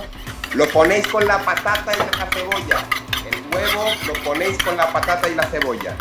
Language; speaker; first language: Spanish; non-native, fluent; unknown